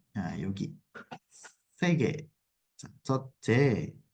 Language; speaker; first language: Korean; non-native, fluent; Indonesian